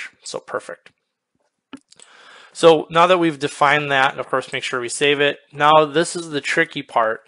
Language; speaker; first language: English; native; English